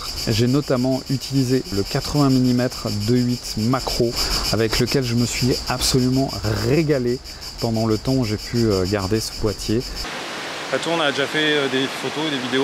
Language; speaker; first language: French; native; French